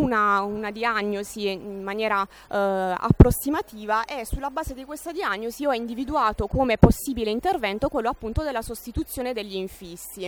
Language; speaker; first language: Italian; native; Italian